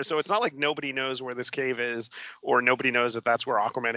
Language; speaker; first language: English; native; English